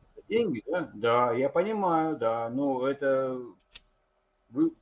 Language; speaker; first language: Russian; native; Russian